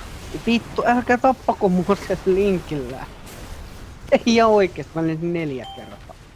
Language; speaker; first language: Finnish; native; Finnish